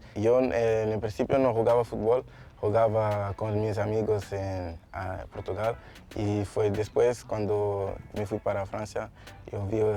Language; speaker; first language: Spanish; non-native, learner; Portuguese